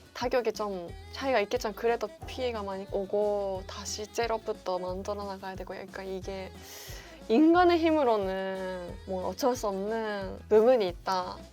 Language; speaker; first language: Korean; non-native, fluent; Japanese